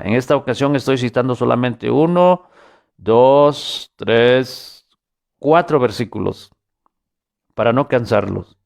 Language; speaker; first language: Spanish; native; Spanish